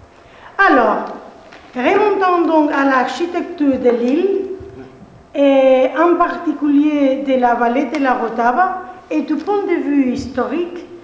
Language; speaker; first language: French; non-native, fluent; Spanish